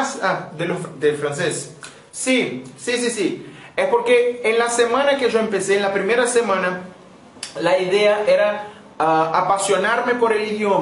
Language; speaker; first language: Spanish; non-native, fluent; Portuguese